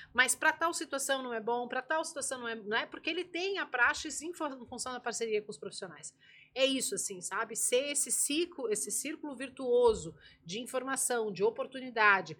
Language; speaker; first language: Portuguese; native; Portuguese